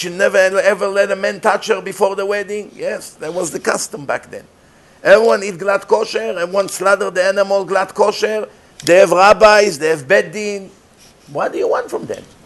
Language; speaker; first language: English; non-native, fluent; Hebrew